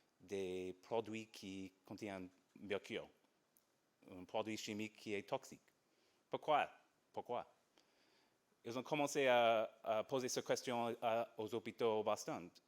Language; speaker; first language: French; non-native, fluent; English